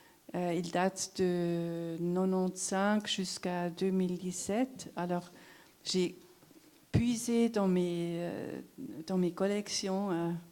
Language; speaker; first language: French; non-native, local second language; German